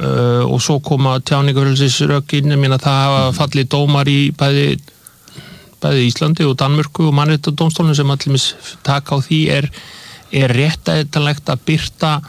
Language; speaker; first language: Icelandic; native; Icelandic